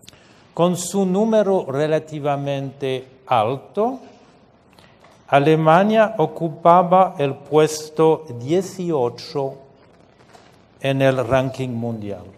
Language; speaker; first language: Spanish; non-native, fluent; French